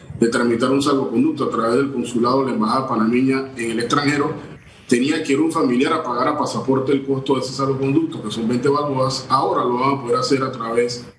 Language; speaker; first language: Spanish; native; Spanish